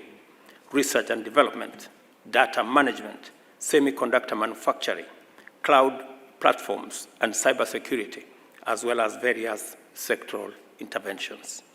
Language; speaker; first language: English; non-native, local second language; Swahili